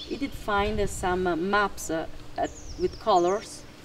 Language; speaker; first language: English; non-native, fluent; Italian